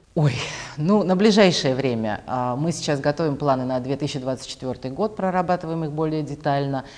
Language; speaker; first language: Russian; native; Russian